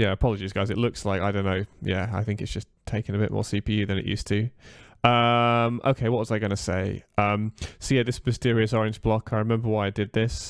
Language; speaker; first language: English; native; English